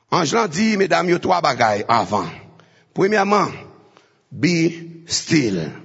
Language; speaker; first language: French; non-native, local second language; Haitian Creole